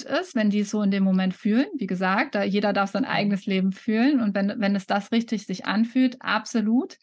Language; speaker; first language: German; native; German